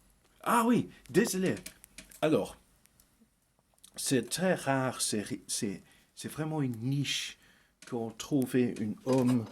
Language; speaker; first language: French; early bilingual, heritage; English